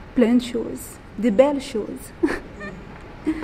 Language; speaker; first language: French; non-native, local second language; Malagasy